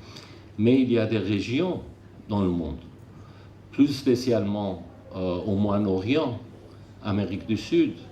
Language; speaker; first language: French; non-native, learner; Armenian